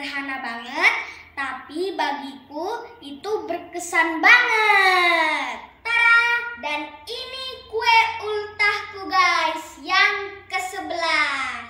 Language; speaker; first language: Indonesian; native; Indonesian